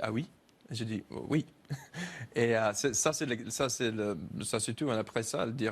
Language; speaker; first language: French; non-native, learner; English